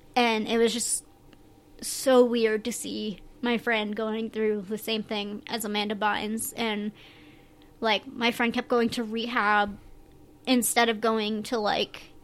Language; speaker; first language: English; native; English